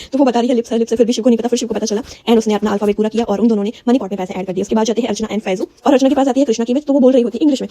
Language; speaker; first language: Hindi; native; Hindi